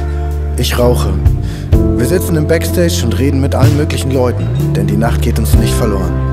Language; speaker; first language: German; native; German